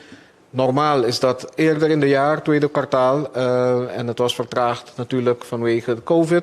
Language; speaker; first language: Dutch; non-native, local second language; Papiamento